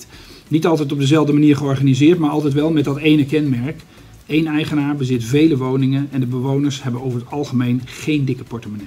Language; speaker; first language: Dutch; native; Dutch